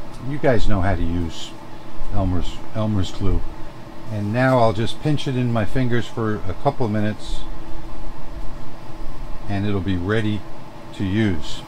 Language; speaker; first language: English; native; English